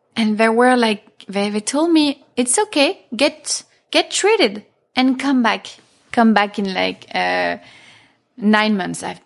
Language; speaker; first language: English; non-native, fluent; French